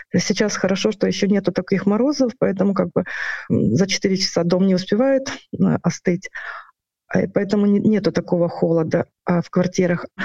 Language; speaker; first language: Russian; non-native, local second language; Ukrainian